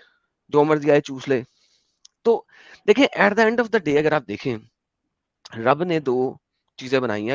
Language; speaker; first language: Hindi; native; Hindi